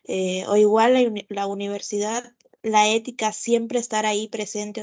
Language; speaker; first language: Spanish; native; Spanish